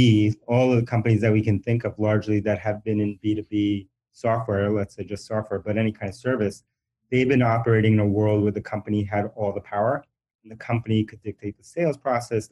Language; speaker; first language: English; early bilingual, other home language; Spanish